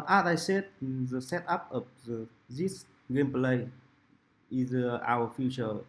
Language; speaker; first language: English; non-native, local second language; Vietnamese